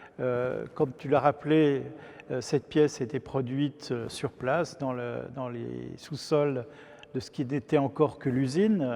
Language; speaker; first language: French; native; French